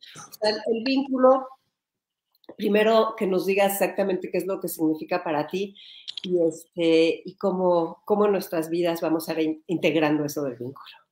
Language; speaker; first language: Spanish; native; Spanish